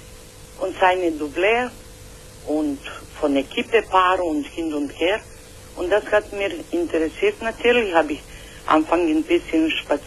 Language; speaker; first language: German; non-native, learner; Croatian